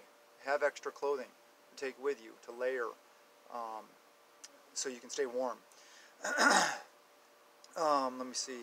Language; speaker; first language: English; native; English